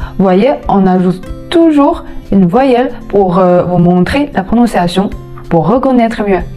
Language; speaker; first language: French; non-native, fluent; Chinese